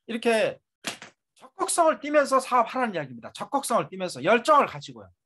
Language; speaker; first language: Korean; native; Korean